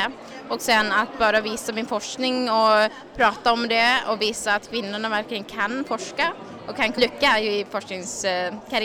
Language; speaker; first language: Swedish; non-native, fluent; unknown